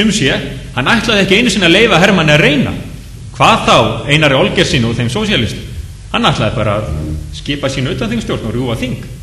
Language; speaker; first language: Icelandic; native; Icelandic